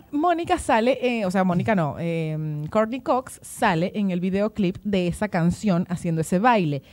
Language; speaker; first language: Spanish; native; Spanish